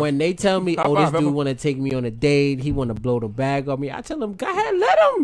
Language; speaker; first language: English; native; English